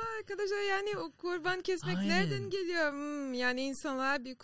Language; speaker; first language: Turkish; non-native, fluent; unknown